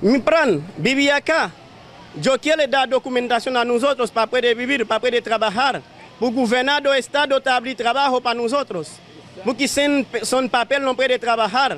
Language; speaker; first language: Spanish; non-native, learner; Haitian Creole